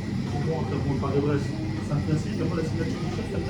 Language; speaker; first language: French; native; French